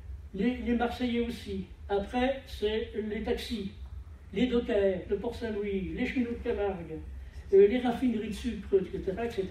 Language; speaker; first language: French; native; French